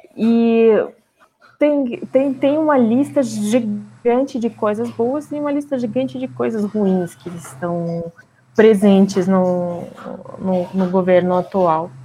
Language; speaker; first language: Portuguese; non-native, fluent; Russian